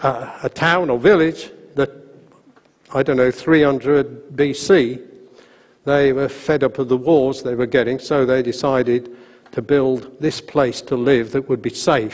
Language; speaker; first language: English; native; English